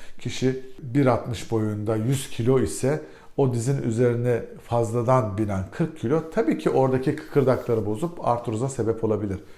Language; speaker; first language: Turkish; native; Turkish